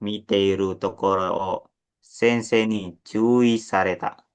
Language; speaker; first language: Japanese; non-native, learner; Indonesian